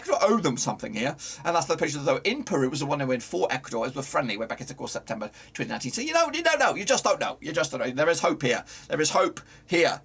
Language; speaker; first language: English; native; English